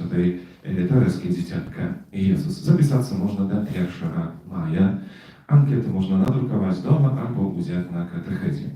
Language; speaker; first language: Polish; non-native, learner; Russian